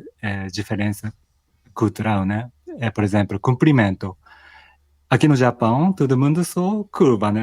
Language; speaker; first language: Portuguese; non-native, fluent; Japanese